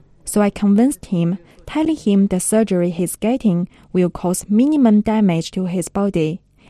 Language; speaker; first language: English; non-native, fluent; Chinese